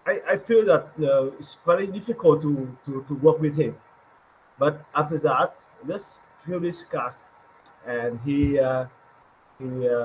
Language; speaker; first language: English; non-native, learner; Vietnamese